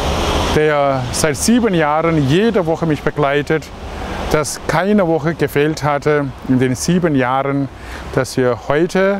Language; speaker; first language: German; non-native, fluent; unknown